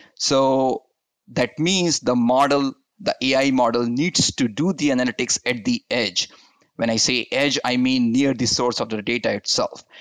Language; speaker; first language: English; non-native, local second language; Hindi